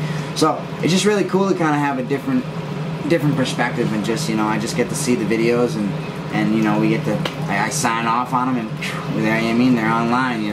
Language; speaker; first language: English; native; English